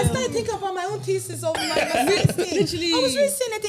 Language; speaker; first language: English; native; English